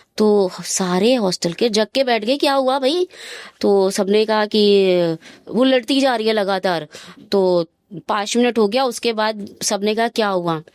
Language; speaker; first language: Hindi; native; Hindi